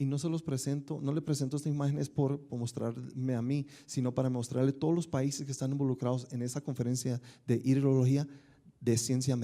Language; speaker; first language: Spanish; native; Spanish